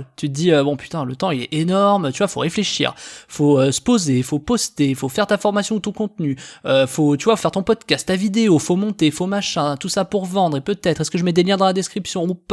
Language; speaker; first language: French; native; French